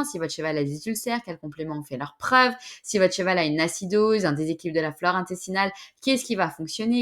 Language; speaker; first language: French; native; French